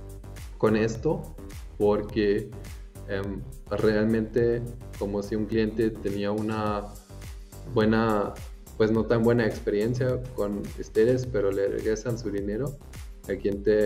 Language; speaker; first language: Spanish; non-native, fluent; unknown